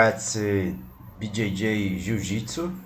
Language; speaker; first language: English; non-native, learner; Portuguese